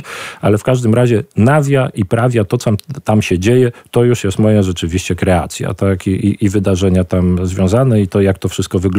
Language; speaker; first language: Polish; native; Polish